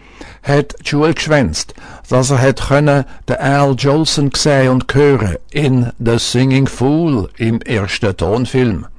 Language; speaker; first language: German; native; German